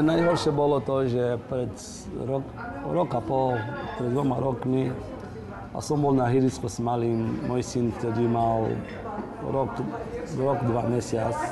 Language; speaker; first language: Slovak; non-native, learner; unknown